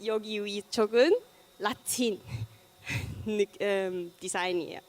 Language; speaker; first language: Korean; non-native, learner; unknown